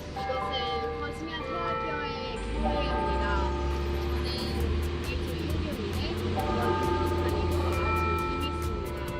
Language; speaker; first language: Korean; non-native, learner; English